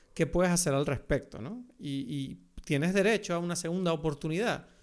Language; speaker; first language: Spanish; native; Spanish